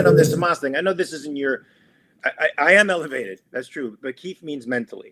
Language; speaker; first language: English; native; English